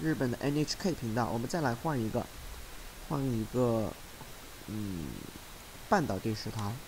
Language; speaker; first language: Chinese; native; Chinese